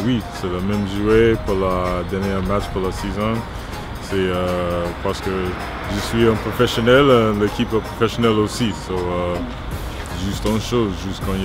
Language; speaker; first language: French; non-native, learner; English